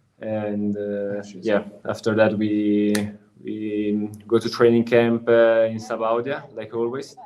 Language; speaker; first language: English; non-native, learner; Italian